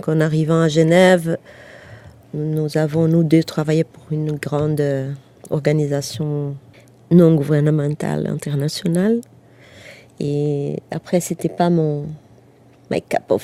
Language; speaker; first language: French; non-native, fluent; Portuguese